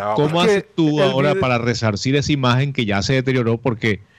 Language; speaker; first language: Spanish; native; Spanish